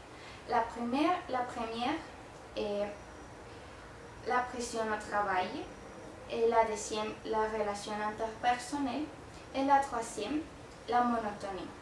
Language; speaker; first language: French; non-native, learner; Spanish